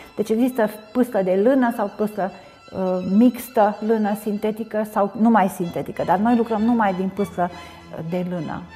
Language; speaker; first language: Romanian; non-native, local second language; Hungarian